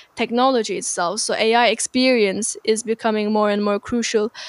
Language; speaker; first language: English; non-native, fluent; Turkish